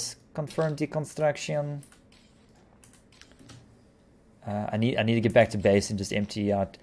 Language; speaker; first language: English; native; English